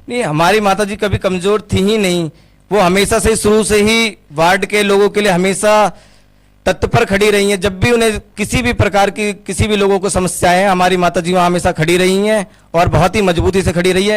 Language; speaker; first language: Hindi; native; Hindi